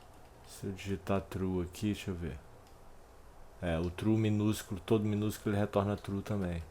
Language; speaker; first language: Portuguese; native; Portuguese